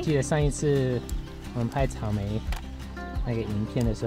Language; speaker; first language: Chinese; non-native, fluent; English